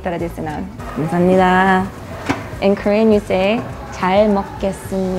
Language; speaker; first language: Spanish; non-native, learner; Korean